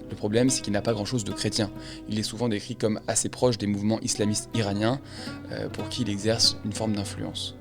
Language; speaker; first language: French; native; French